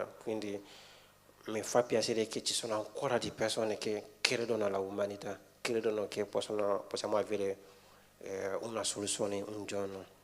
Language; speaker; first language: Italian; non-native, fluent; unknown